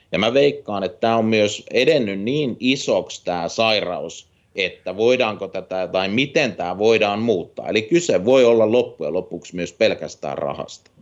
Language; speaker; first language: Finnish; native; Finnish